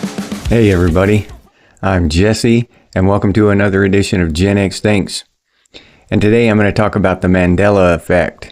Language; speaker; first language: English; native; English